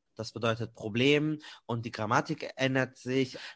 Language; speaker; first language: German; native; German